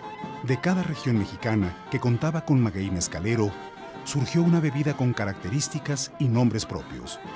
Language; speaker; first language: Spanish; native; Spanish